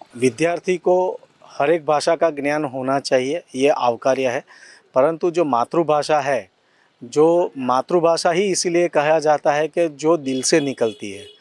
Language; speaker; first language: Hindi; non-native, local second language; Gujarati